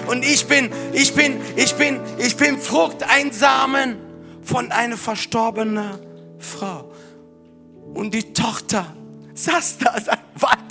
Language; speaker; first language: German; non-native, fluent; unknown